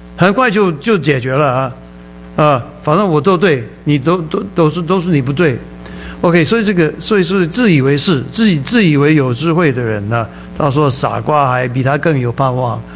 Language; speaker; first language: Chinese; native; Chinese